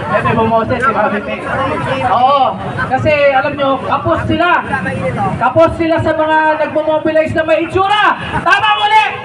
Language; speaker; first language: Filipino; native; Filipino